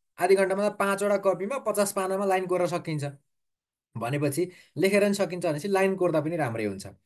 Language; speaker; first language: Nepali; native; Nepali